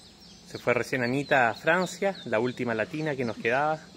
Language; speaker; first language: Spanish; native; Spanish